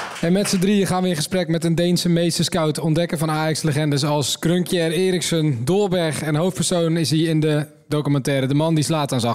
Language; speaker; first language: Dutch; native; Dutch